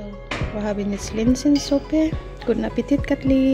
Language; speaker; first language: German; non-native, learner; Cebuano